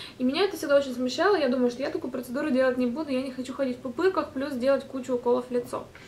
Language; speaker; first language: Russian; native; Russian